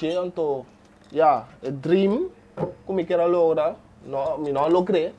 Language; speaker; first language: Dutch; non-native, local second language; Papiamento